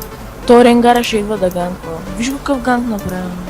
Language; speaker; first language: Bulgarian; native; Bulgarian